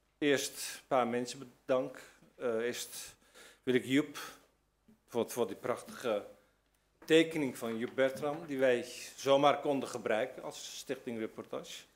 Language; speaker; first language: Dutch; early bilingual, other home language; Turkish